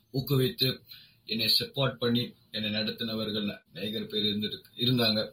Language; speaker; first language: Tamil; non-native, local second language; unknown